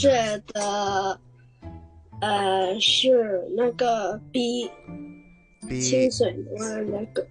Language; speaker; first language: Chinese; non-native, local second language; Cantonese